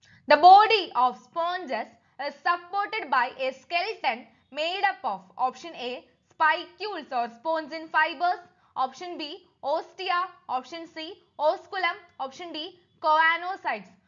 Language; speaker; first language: English; non-native, local second language; Malayalam